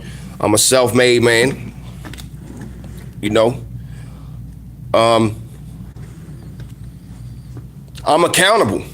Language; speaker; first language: English; native; English